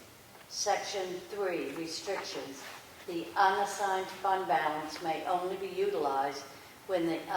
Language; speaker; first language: English; native; English